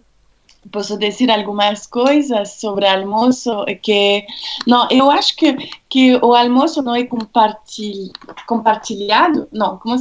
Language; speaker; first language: Portuguese; non-native, fluent; French